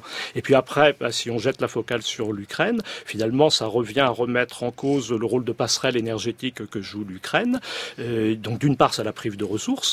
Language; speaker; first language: French; native; French